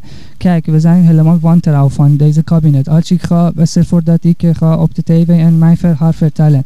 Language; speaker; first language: Dutch; non-native, learner; Persian